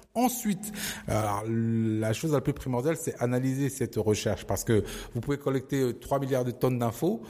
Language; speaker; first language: French; early bilingual, other home language; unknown